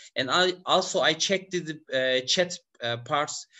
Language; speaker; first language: English; non-native, learner; Turkish